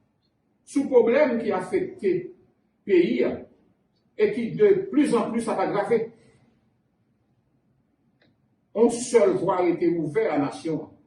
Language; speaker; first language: French; non-native, local second language; Haitian Creole